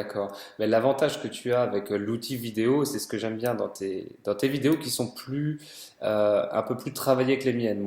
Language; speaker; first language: French; native; French